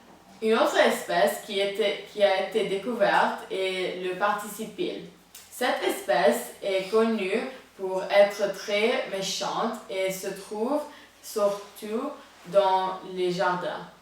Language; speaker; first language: French; non-native, learner; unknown